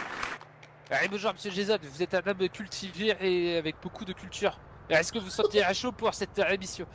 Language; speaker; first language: French; native; French